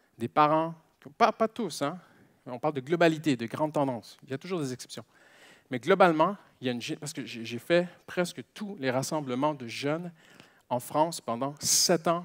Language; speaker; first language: French; native; French